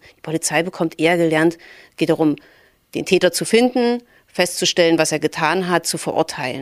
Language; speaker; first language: German; native; German